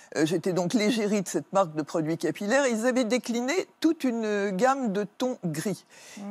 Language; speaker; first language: French; native; French